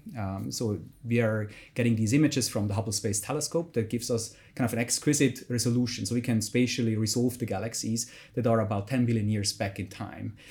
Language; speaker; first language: English; non-native, fluent; German